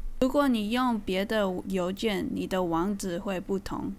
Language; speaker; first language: Chinese; early bilingual, heritage; Chinese